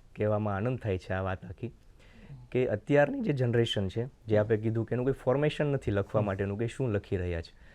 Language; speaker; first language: Gujarati; native; Gujarati